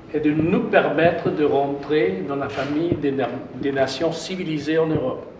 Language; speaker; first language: French; non-native, fluent; German